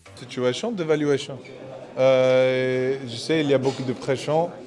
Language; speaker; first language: French; non-native, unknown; English